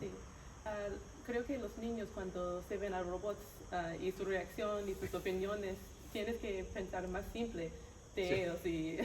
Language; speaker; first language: Spanish; non-native, learner; English